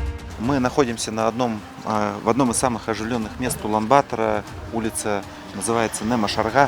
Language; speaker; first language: Russian; native; Russian